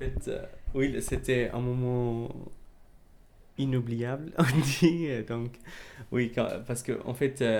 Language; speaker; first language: French; non-native, fluent; Arabic